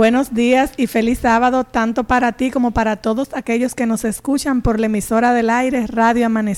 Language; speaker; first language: Spanish; native; Spanish